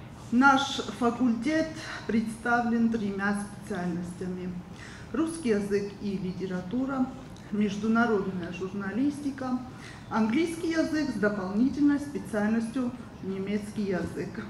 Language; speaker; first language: Russian; non-native, local second language; Ossetic